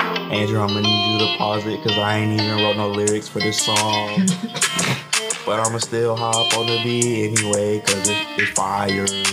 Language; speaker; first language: English; native; English